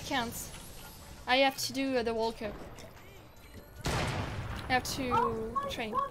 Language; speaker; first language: English; non-native, learner; French